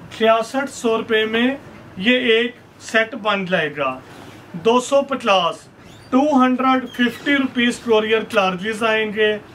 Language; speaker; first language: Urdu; native; Urdu